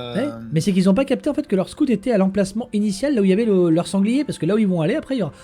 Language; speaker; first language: French; native; French